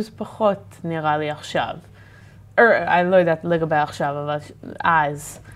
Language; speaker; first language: Hebrew; non-native, fluent; English